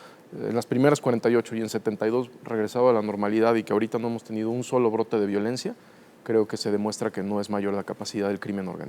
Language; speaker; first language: Spanish; native; Spanish